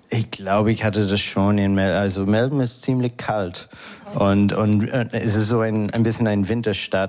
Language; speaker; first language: German; non-native, fluent; English